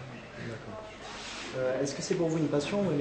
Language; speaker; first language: French; native; French